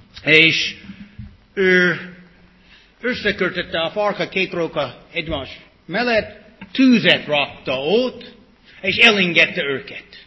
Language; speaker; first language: Hungarian; early bilingual, heritage; English